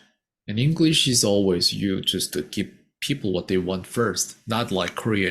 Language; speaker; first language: English; non-native, fluent; Korean